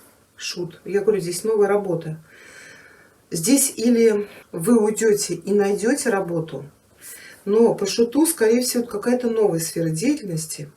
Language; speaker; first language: Russian; native; Russian